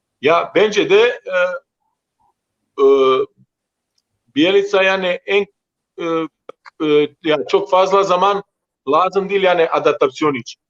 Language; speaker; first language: Turkish; non-native, learner; Croatian